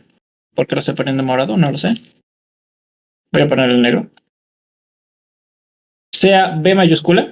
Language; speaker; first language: Spanish; native; Spanish